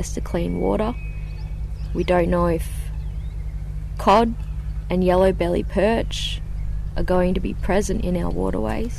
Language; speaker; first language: English; native; English